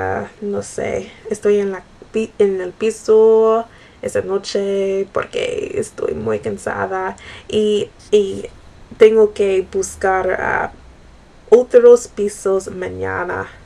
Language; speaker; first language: Spanish; non-native, learner; English